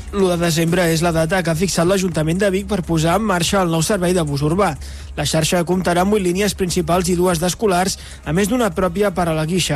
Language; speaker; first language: Catalan; native; Catalan